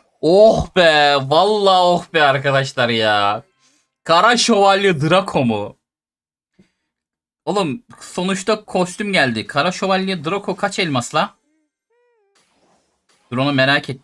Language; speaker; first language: Turkish; native; Turkish